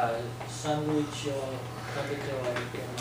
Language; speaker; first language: Japanese; non-native, learner; English